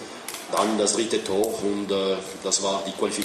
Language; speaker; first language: German; non-native, fluent; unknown